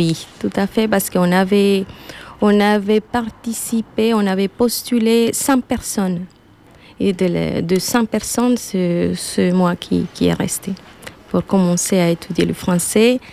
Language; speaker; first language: French; non-native, learner; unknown